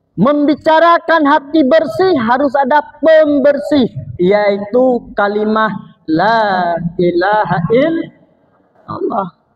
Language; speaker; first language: Malay; non-native, local second language; Achinese